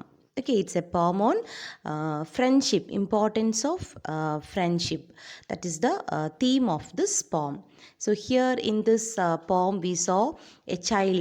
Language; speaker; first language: English; non-native, local second language; Malayalam